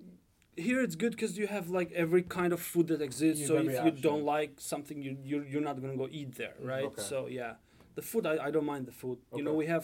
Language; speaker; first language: English; non-native, fluent; Albanian